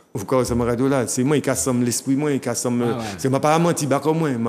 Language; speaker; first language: French; native; French